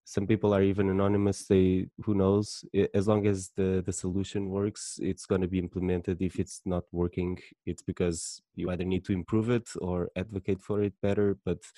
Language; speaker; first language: English; non-native, fluent; Portuguese